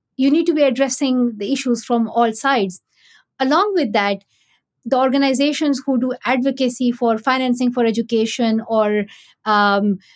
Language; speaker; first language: English; non-native, local second language; Pashto